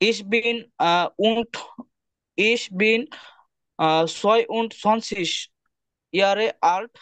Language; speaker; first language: German; non-native, learner; Bangla